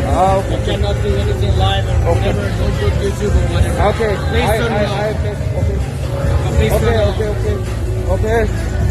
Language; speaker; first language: English; non-native, learner; Korean